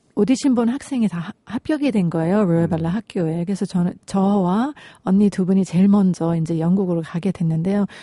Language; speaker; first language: Korean; native; Korean